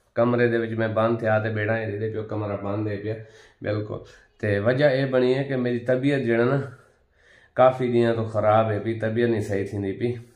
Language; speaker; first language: Punjabi; non-native, local second language; Saraiki